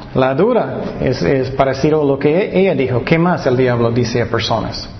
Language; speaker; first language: Spanish; non-native, fluent; English